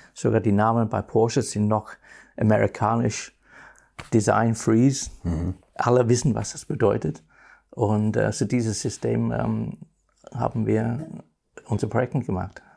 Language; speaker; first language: German; non-native, fluent; English